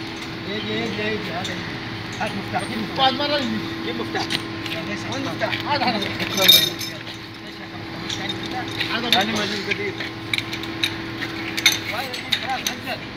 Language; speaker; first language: Arabic; non-native, learner; Hindi